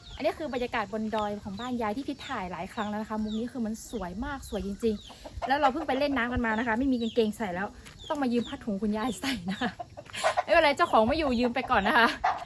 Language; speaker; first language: Thai; non-native, local second language; Karen languages